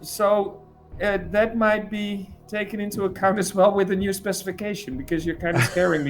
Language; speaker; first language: English; non-native, fluent; Dutch